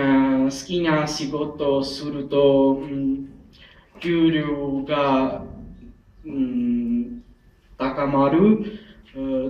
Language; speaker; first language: Japanese; non-native, learner; Armenian